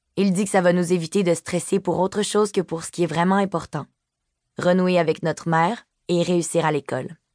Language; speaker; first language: French; native; French